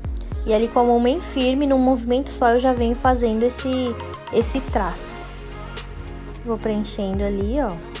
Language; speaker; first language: Portuguese; native; Portuguese